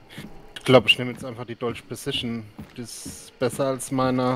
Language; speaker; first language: German; native; German